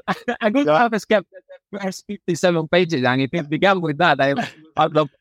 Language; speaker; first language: English; non-native, fluent; Spanish